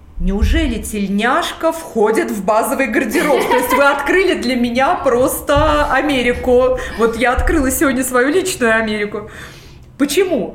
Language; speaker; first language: Russian; native; Russian